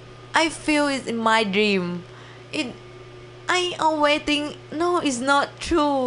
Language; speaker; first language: English; non-native, learner; Thai